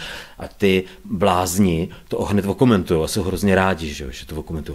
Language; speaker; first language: Czech; native; Czech